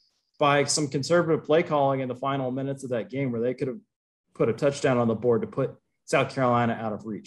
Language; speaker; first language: English; native; English